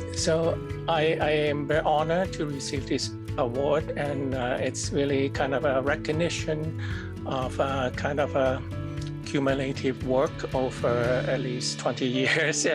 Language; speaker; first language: English; non-native, fluent; Cantonese